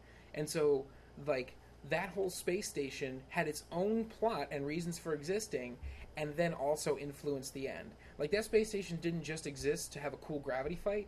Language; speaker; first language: English; native; English